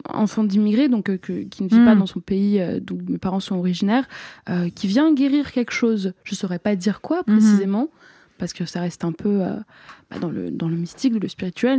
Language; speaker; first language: French; early bilingual, other home language; Arabic